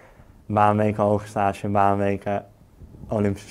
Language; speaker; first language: Dutch; native; Dutch